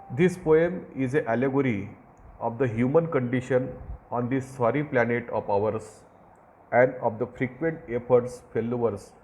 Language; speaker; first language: English; non-native, local second language; Marathi